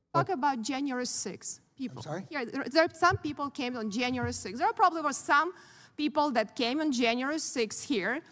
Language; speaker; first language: English; non-native, fluent; Ukrainian